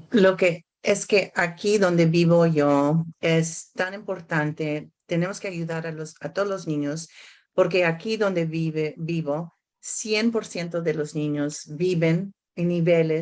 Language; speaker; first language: Spanish; early bilingual, heritage; Spanish